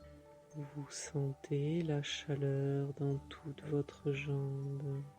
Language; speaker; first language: French; native; French